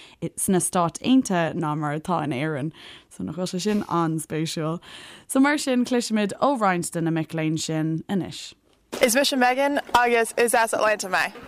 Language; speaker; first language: Irish; native; Irish